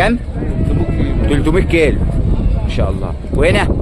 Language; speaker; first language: Arabic; native; Arabic